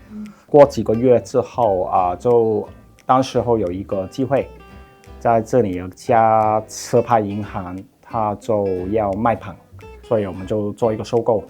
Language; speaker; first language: Chinese; non-native, local second language; Cantonese